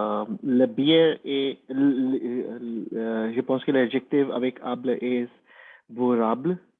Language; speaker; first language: French; non-native, learner; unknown